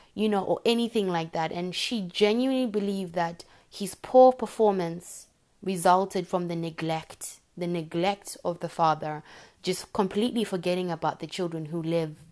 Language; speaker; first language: English; non-native, local second language; Shona